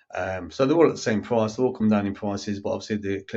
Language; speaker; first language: English; native; English